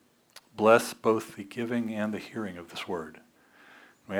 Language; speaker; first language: English; native; English